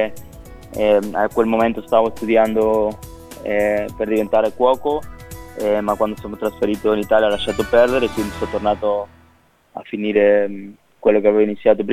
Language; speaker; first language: Italian; non-native, fluent; Spanish